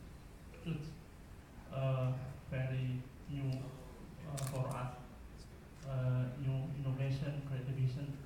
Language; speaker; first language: English; non-native, learner; Indonesian